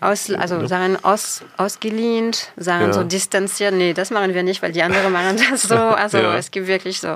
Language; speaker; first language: German; non-native, fluent; French